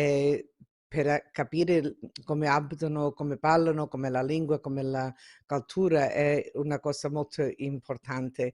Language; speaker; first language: Italian; early bilingual, heritage; Italian